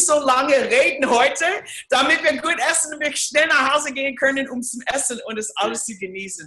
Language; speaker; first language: German; non-native, fluent; English